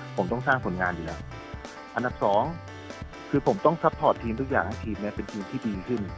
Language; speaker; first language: Thai; native; Thai